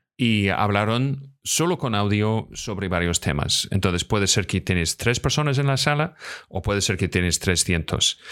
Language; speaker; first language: Spanish; non-native, fluent; English